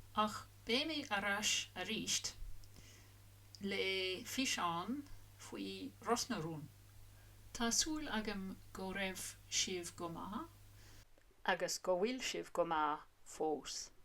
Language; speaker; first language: Irish; non-native, learner; English